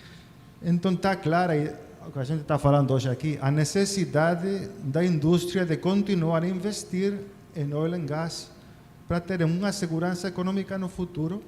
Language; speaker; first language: Portuguese; non-native, fluent; Spanish